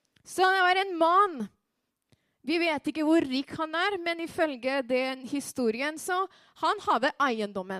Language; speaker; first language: Norwegian; non-native, fluent; Spanish